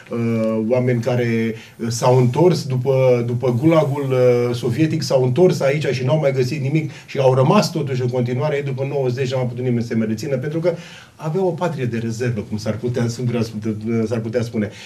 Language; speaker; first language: Romanian; native; Romanian